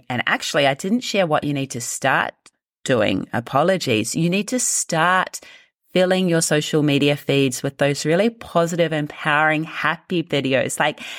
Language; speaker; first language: English; native; English